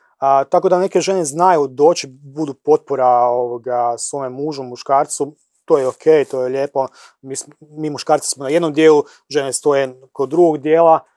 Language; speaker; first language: Croatian; native; Croatian